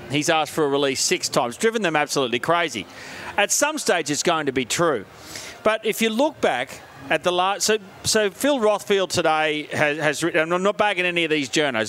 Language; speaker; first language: English; native; English